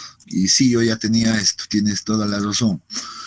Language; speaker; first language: Spanish; native; Spanish